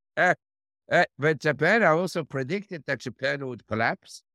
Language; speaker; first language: English; non-native, fluent; German